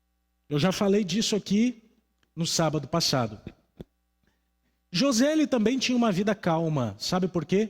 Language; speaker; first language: Portuguese; native; Portuguese